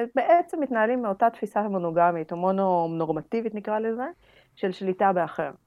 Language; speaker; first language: Hebrew; non-native, fluent; Russian